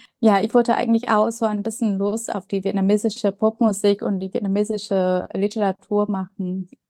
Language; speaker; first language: German; non-native, fluent; Vietnamese